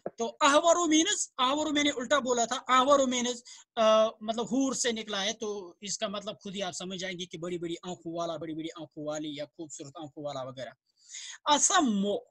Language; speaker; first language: Hindi; non-native, local second language; Kashmiri